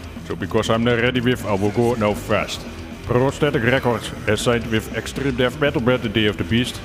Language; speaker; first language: English; non-native, learner; Dutch